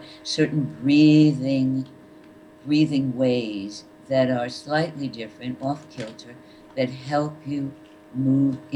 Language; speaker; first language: English; native; English